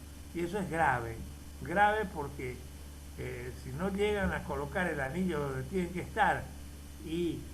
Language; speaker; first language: Spanish; native; Spanish